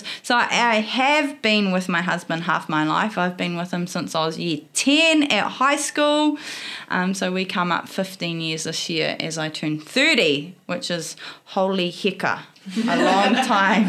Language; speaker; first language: English; native; English